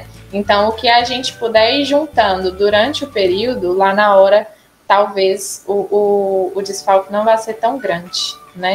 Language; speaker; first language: Portuguese; native; Portuguese